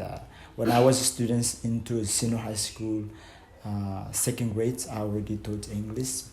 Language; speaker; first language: English; non-native, fluent; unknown